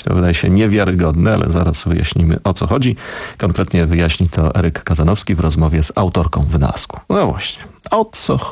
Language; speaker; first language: Polish; native; Polish